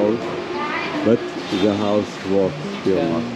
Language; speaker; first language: English; non-native, learner; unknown